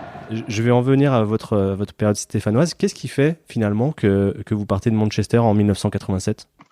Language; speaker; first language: French; native; French